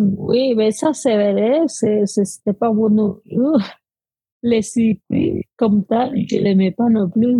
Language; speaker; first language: French; non-native, fluent; Spanish